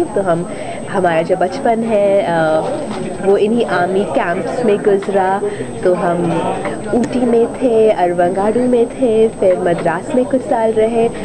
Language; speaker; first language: Hindi; native; Hindi